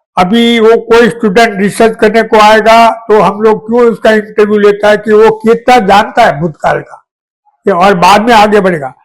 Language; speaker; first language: Hindi; non-native, local second language; Gujarati